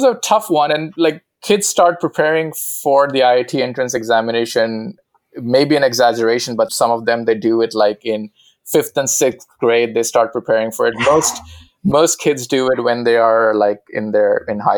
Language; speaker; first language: English; non-native, local second language; Hindi